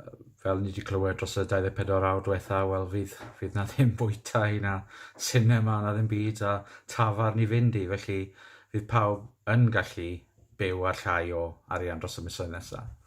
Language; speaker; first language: Welsh; native; Welsh